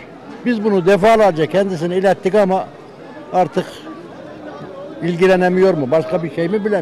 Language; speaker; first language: Turkish; native; Turkish